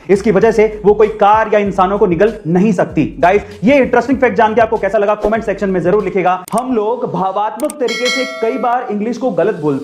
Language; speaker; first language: Hindi; native; Hindi